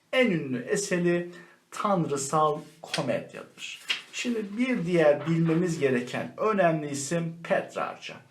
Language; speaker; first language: Turkish; native; Turkish